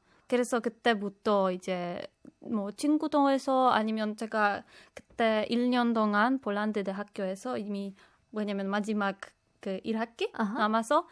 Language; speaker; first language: Korean; non-native, fluent; Polish